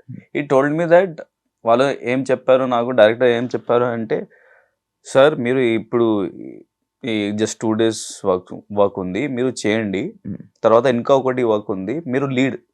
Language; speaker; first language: Telugu; non-native, local second language; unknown